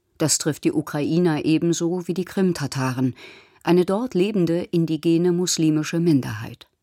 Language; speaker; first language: German; native; German